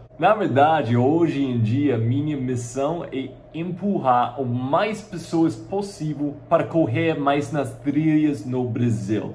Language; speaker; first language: Portuguese; non-native, fluent; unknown